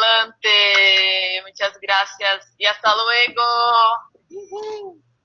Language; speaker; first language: Spanish; non-native, fluent; Portuguese